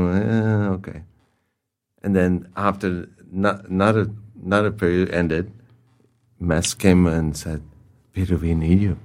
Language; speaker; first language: English; non-native, fluent; Czech